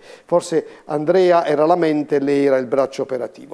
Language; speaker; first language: Italian; native; Italian